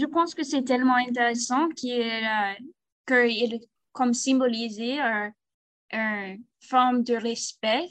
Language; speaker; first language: French; non-native, learner; English